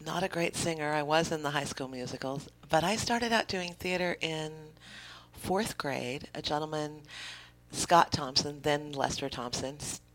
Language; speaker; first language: English; native; English